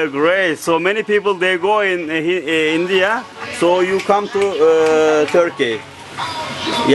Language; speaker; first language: English; non-native, learner; Turkish